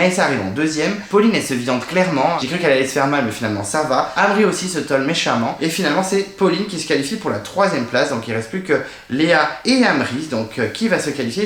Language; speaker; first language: French; native; French